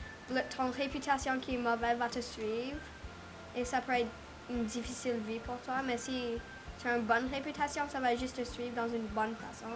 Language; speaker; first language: French; non-native, local second language; English